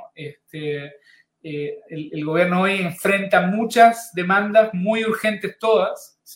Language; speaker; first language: Spanish; native; Spanish